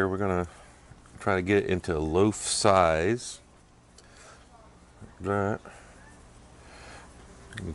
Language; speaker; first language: English; native; English